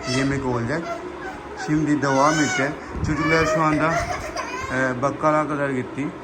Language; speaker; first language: Turkish; non-native, learner; Urdu